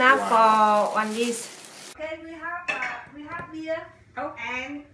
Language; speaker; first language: English; non-native, learner; Vietnamese